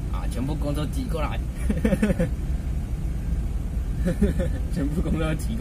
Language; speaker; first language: Chinese; native; Chinese